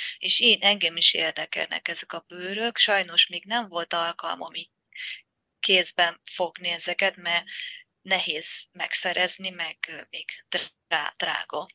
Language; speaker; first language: Hungarian; non-native, fluent; Japanese